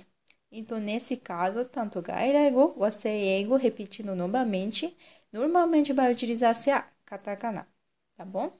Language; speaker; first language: Portuguese; non-native, local second language; Japanese